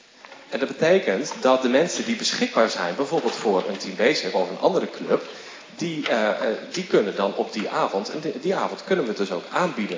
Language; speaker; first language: Dutch; native; Dutch